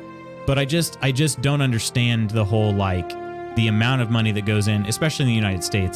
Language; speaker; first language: English; native; English